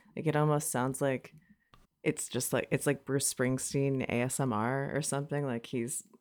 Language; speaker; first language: English; native; English